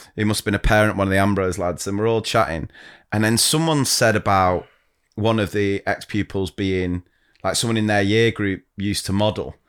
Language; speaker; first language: English; native; English